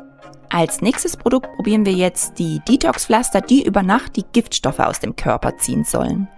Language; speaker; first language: German; native; German